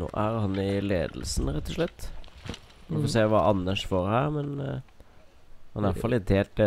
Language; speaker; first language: Norwegian; native; Norwegian